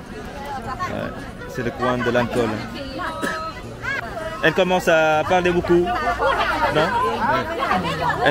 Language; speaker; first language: French; non-native, fluent; Vietnamese